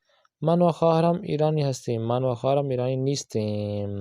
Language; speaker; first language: Persian; non-native, fluent; Urdu